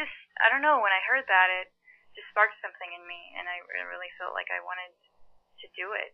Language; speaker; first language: English; early bilingual, other home language; Chinese